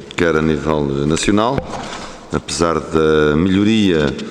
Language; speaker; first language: Portuguese; native; Portuguese